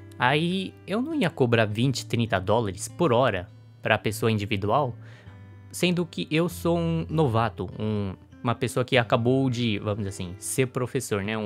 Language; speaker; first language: Portuguese; early bilingual, other home language; Japanese